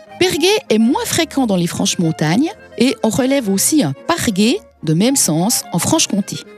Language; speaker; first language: French; native; French